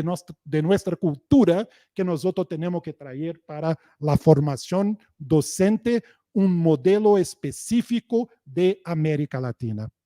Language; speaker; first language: Spanish; non-native, fluent; Portuguese